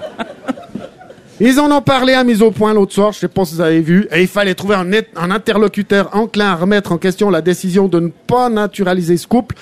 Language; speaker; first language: French; native; French